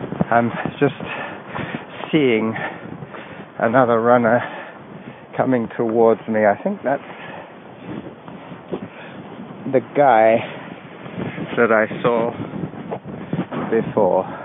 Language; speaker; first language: English; native; English